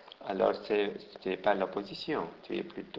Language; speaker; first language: French; non-native, local second language; Arabic